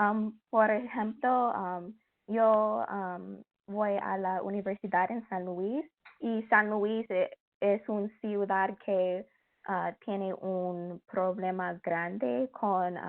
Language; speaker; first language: Spanish; non-native, learner; English